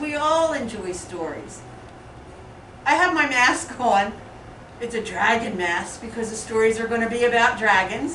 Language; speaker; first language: English; native; English